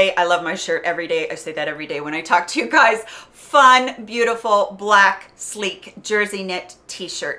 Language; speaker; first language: English; native; English